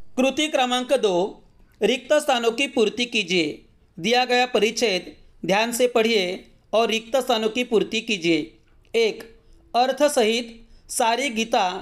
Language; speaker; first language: Hindi; non-native, local second language; Marathi